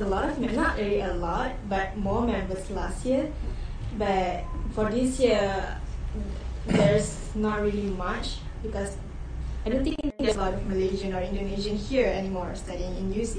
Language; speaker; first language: English; non-native, local second language; Malay